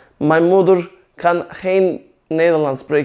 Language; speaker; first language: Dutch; non-native, fluent; Turkish